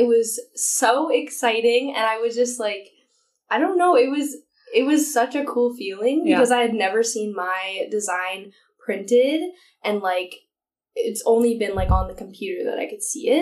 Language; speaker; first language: English; native; English